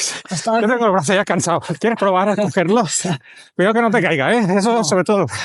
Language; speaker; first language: Spanish; native; Spanish